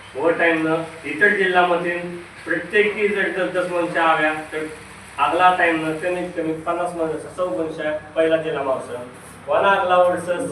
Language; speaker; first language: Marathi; non-native, local second language; Rajasthani